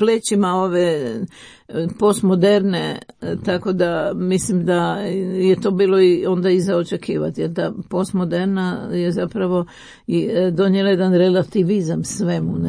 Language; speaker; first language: Croatian; native; Croatian